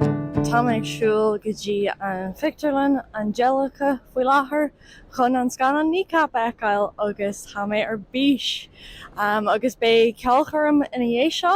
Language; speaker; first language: Irish; non-native, local second language; English